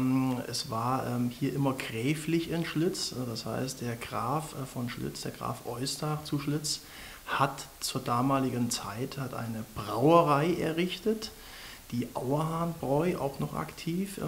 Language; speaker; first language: German; native; German